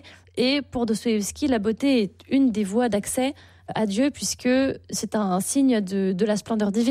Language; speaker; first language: French; native; French